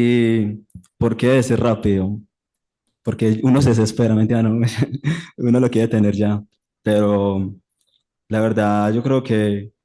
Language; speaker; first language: Spanish; native; Spanish